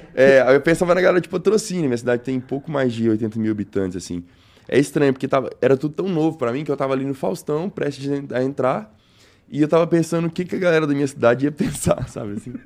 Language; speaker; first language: Portuguese; native; Portuguese